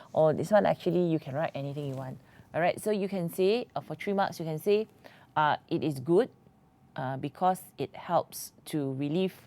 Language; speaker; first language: English; non-native, local second language; Malay